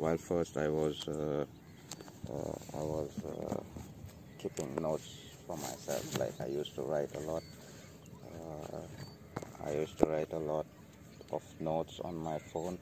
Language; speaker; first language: English; non-native, local second language; Konkani